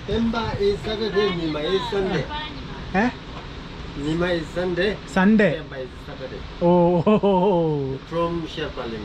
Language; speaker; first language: English; non-native, learner; Sherpa